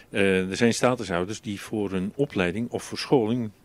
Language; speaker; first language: Dutch; native; Dutch